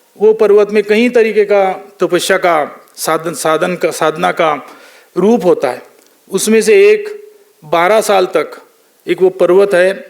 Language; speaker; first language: Hindi; non-native, local second language; Marathi